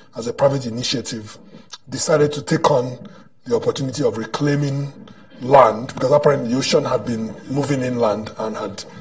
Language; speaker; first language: English; non-native, local second language; Igbo